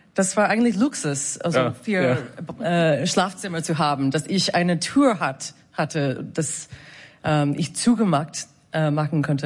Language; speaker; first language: German; non-native, fluent; English